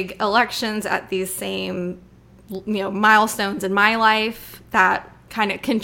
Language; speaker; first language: English; native; English